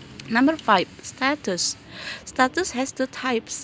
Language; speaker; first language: English; non-native, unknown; Indonesian